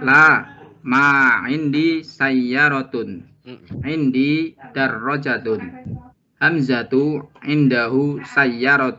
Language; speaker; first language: Arabic; non-native, learner; Indonesian